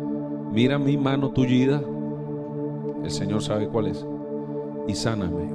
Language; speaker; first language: Spanish; native; Spanish